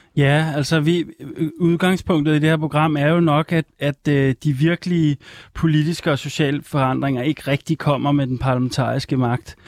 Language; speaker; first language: Danish; native; Danish